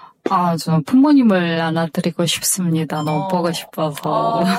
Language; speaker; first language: Korean; non-native, fluent; Kyrgyz